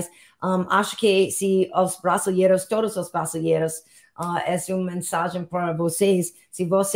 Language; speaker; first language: Portuguese; non-native, learner; English